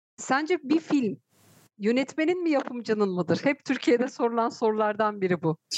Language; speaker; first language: Turkish; native; Turkish